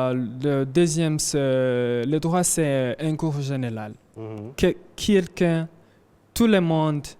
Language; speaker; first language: French; non-native, learner; Kinyarwanda